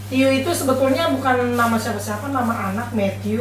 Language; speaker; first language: Indonesian; native; Indonesian